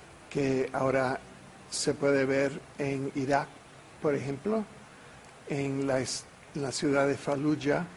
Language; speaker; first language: Spanish; non-native, fluent; English